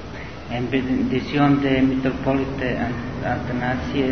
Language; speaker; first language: Spanish; non-native, learner; Serbian